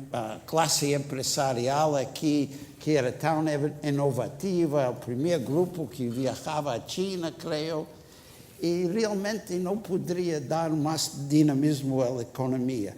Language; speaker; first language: Spanish; non-native, fluent; English